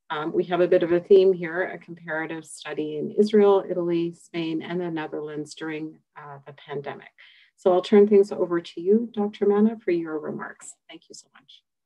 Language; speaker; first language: English; native; English